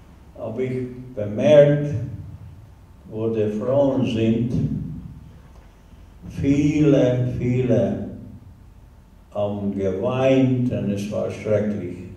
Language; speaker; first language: German; non-native, learner; Hungarian